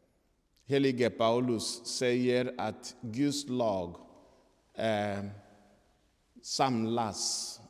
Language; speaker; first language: Swedish; non-native, fluent; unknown